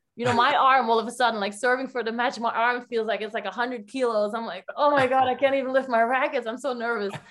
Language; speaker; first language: English; non-native, fluent; Dutch